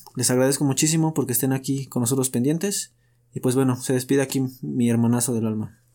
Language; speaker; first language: Spanish; native; Spanish